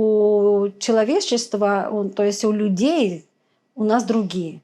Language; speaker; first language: Russian; native; Russian